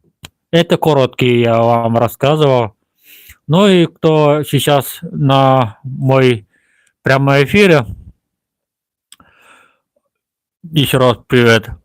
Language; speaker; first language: Russian; non-native, local second language; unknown